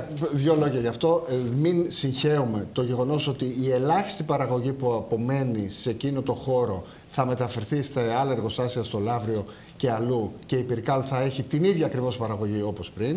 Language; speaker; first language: Greek; native; Greek